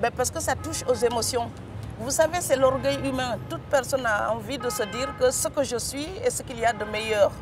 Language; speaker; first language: French; non-native, local second language; Serer